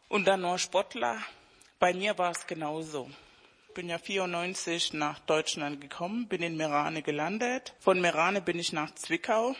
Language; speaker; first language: German; non-native, fluent; Spanish